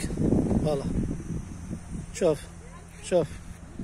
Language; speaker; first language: Arabic; native; Arabic